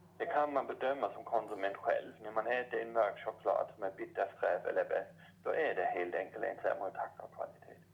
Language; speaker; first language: Swedish; non-native, fluent; German